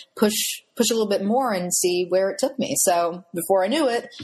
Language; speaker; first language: English; native; English